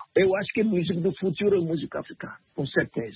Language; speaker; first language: Portuguese; non-native, learner; French